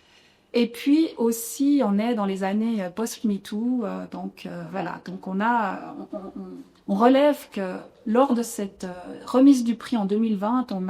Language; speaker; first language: French; native; French